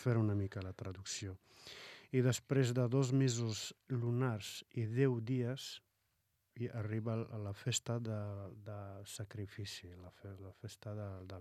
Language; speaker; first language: Catalan; non-native, fluent; Arabic